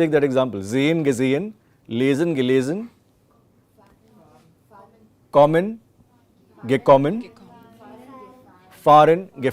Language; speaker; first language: German; non-native, fluent; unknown